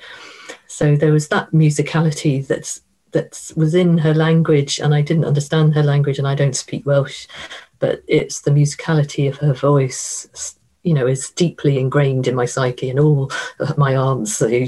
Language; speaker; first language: English; native; English